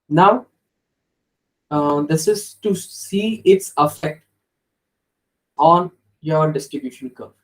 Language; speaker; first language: English; non-native, local second language; Hindi